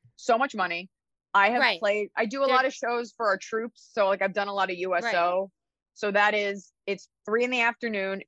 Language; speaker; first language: English; native; English